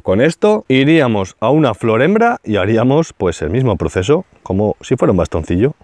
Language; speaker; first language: Spanish; native; Spanish